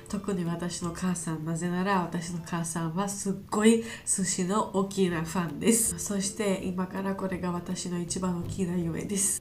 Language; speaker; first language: Japanese; non-native, learner; Georgian